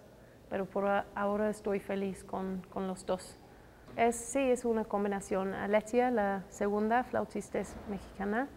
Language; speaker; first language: Spanish; non-native, fluent; English